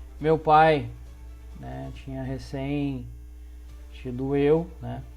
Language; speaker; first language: Portuguese; early bilingual, other home language; Spanish